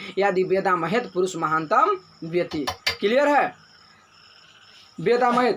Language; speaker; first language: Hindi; native; Hindi